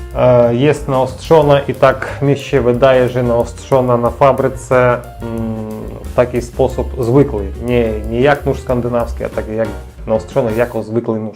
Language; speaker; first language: Polish; non-native, learner; Ukrainian